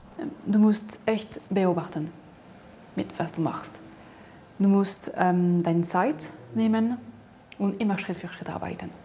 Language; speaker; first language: German; non-native, fluent; French